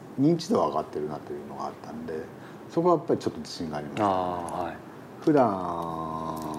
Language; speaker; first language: Japanese; native; Japanese